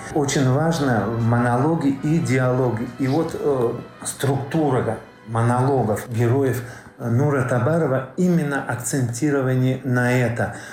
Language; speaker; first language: Russian; non-native, local second language; Tajik